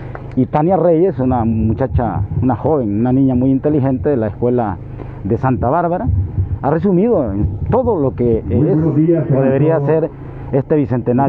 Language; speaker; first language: Spanish; native; Spanish